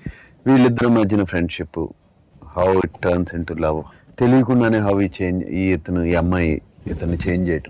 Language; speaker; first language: Telugu; native; Telugu